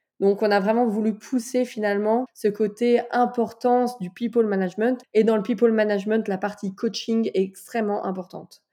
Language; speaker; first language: French; native; French